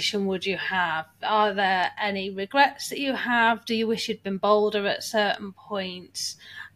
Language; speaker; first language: English; native; English